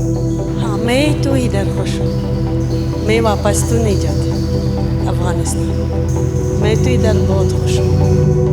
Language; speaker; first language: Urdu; non-native, learner; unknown